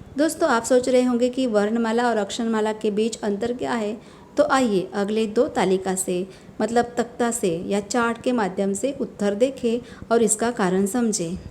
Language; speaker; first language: Hindi; non-native, local second language; Marathi